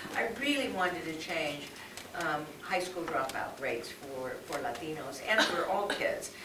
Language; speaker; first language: English; native; English